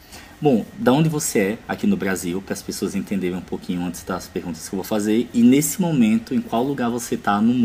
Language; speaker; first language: Portuguese; native; Portuguese